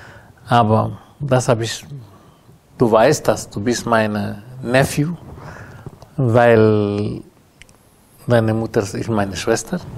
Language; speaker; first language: German; non-native, learner; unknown